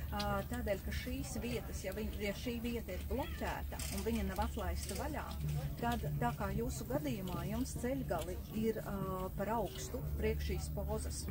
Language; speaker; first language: Latvian; native; Latvian